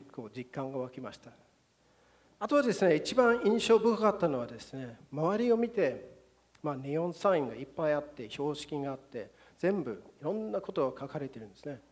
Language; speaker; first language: Japanese; non-native, fluent; English